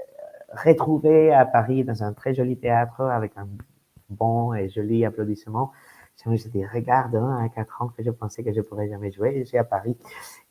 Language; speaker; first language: French; non-native, fluent; Spanish